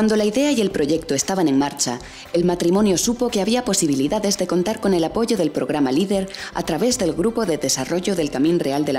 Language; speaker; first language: Spanish; native; Spanish